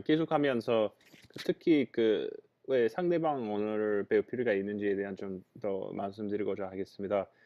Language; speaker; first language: Korean; non-native, fluent; English